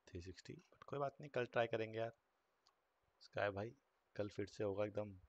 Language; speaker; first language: Hindi; native; Hindi